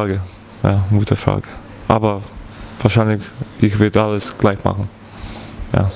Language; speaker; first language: German; non-native, learner; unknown